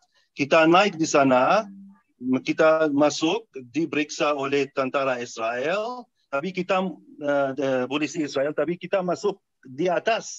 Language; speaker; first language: Indonesian; non-native, fluent; Arabic